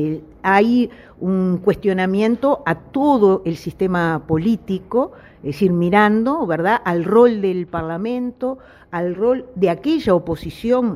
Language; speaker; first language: Spanish; native; Spanish